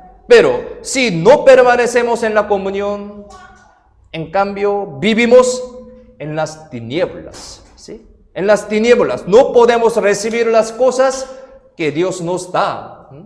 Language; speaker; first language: Spanish; non-native, fluent; Korean